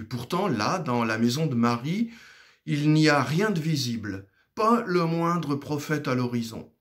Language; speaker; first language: French; native; French